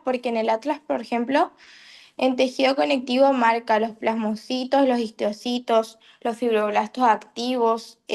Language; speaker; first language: Spanish; native; Spanish